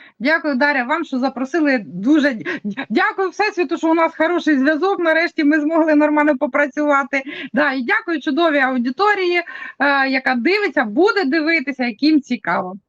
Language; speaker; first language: Ukrainian; native; Ukrainian